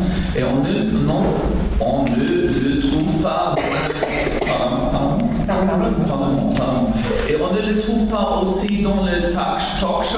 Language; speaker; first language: French; non-native, learner; German